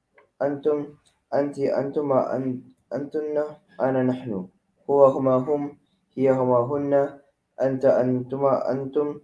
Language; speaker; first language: Arabic; non-native, learner; Filipino